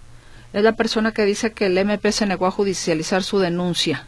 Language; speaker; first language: Spanish; native; Spanish